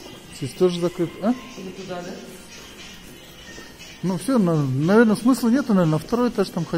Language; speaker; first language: Russian; native; Russian